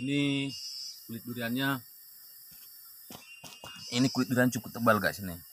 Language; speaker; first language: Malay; non-native, local second language; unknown